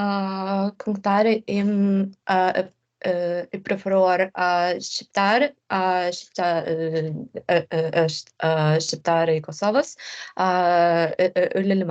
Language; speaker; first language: Albanian; non-native, learner; Russian